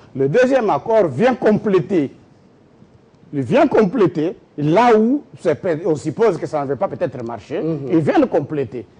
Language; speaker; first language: French; non-native, local second language; Lingala